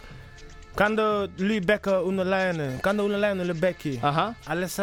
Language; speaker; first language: Italian; non-native, learner; Wolof